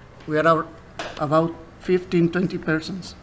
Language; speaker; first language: English; non-native, learner; Spanish